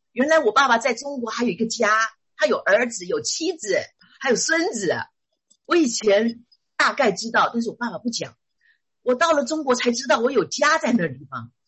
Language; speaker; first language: Chinese; native; Chinese